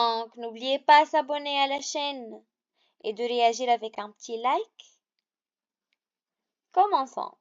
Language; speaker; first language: French; non-native, local second language; Arabic